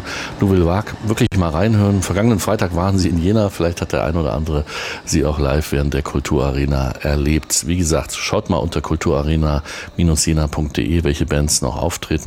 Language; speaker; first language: German; native; German